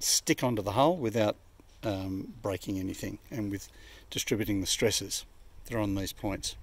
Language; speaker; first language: English; native; English